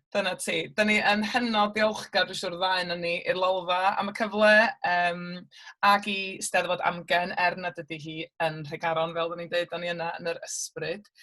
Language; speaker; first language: Welsh; native; Welsh